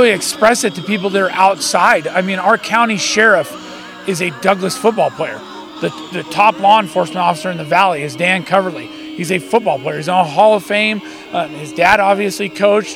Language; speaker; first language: English; native; English